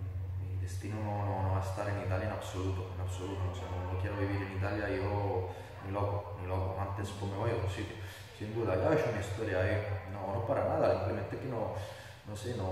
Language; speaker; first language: Spanish; non-native, fluent; Italian